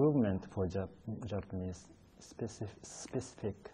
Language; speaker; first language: English; non-native, fluent; Japanese